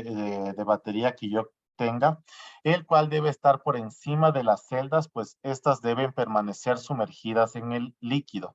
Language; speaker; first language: Spanish; native; Spanish